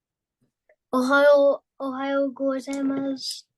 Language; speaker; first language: Japanese; non-native, learner; English